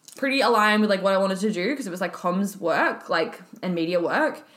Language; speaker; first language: English; native; English